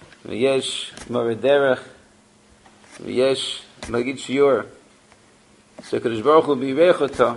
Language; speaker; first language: Hebrew; non-native, fluent; English